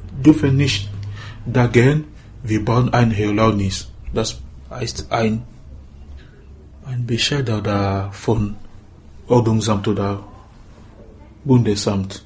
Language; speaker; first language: German; non-native, learner; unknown